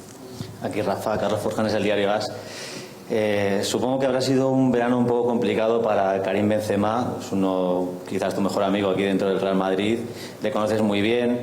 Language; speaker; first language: Spanish; native; Spanish